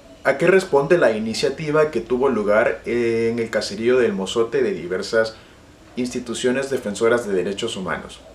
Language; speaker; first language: Spanish; native; Spanish